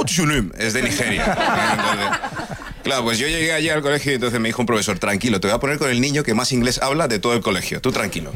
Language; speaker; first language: Spanish; early bilingual, other home language; English